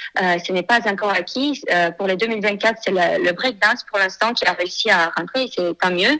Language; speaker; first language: French; non-native, fluent; Romanian